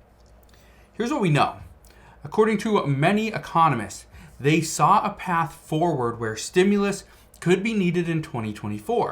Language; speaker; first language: English; native; English